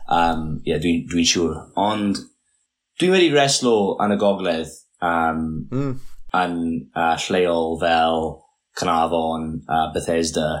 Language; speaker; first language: Welsh; non-native, local second language; English